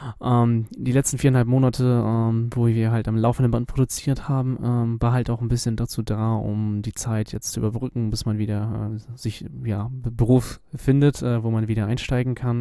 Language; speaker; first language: German; native; German